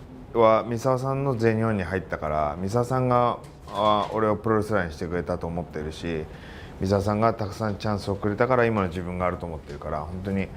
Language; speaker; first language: Japanese; native; Japanese